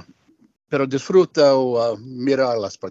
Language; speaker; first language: Spanish; non-native, learner; English